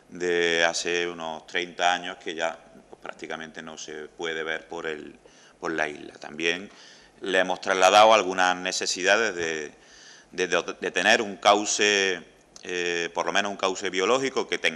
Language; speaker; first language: Spanish; native; Spanish